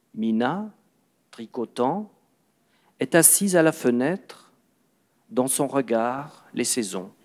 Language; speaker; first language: Spanish; non-native, fluent; Swiss German